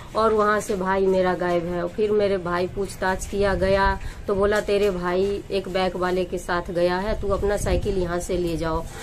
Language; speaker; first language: Hindi; native; Hindi